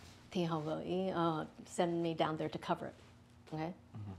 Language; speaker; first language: English; early bilingual, other home language; Vietnamese